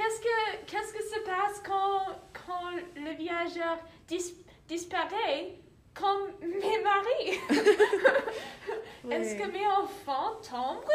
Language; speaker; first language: French; non-native, learner; English